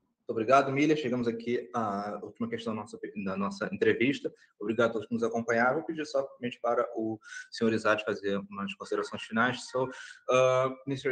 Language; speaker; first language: Portuguese; native; Portuguese